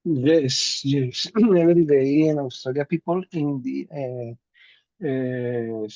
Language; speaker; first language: English; non-native, learner; Spanish